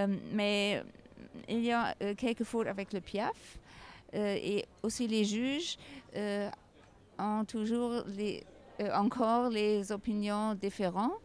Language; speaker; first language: French; non-native, learner; German